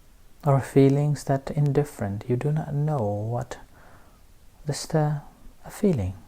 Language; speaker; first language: English; non-native, fluent; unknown